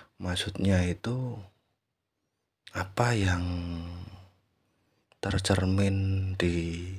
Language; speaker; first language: Indonesian; native; Indonesian